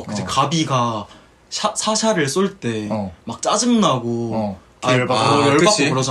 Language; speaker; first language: Korean; native; Korean